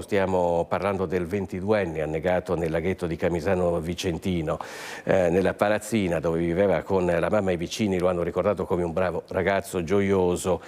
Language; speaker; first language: Italian; native; Italian